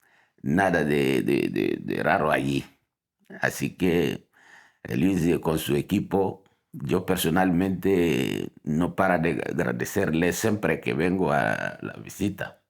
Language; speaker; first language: Spanish; non-native, fluent; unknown